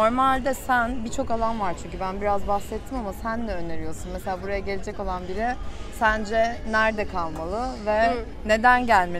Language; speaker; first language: Turkish; native; Turkish